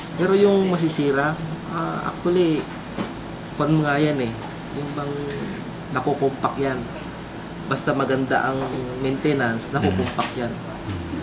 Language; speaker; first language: Filipino; non-native, local second language; Iloko